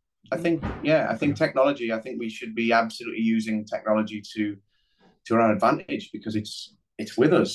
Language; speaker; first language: English; native; English